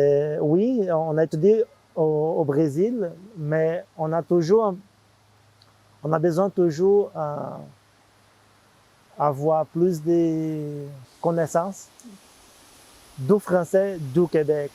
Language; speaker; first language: French; non-native, fluent; Portuguese